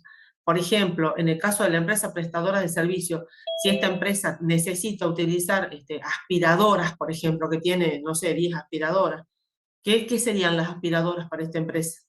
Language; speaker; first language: Spanish; native; Spanish